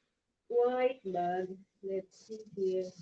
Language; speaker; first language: English; non-native, learner; Filipino